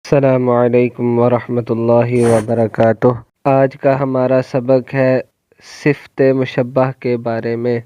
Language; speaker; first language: Urdu; non-native, local second language; Punjabi